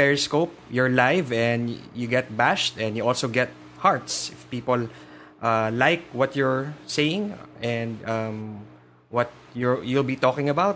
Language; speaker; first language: English; non-native, local second language; Filipino